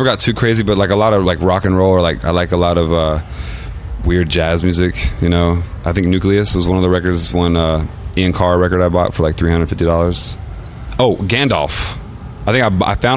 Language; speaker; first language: English; native; English